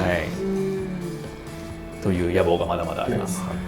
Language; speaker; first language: Japanese; native; Japanese